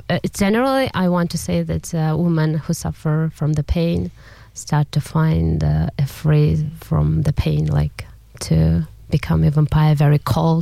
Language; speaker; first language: English; non-native, learner; Kazakh